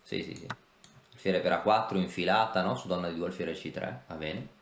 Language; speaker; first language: Italian; native; Italian